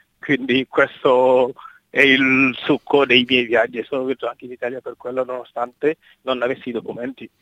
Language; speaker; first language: Italian; non-native, fluent; Wolof